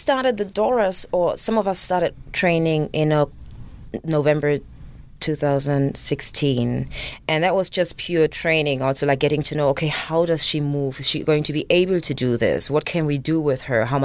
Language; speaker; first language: English; non-native, fluent; German